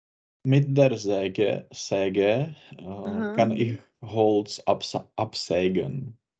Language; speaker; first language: German; non-native, learner; Czech